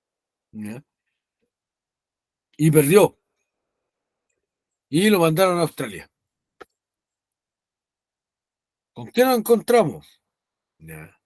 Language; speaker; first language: Spanish; native; Spanish